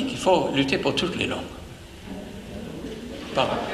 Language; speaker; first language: French; non-native, fluent; English